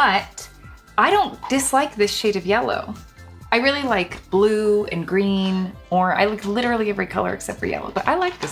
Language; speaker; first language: English; native; English